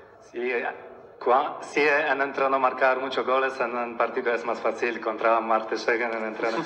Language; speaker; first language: Spanish; non-native, learner; Polish